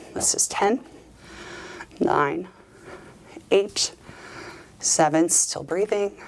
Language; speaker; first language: English; native; English